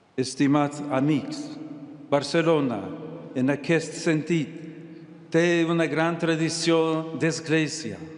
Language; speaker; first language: Catalan; non-native, learner; English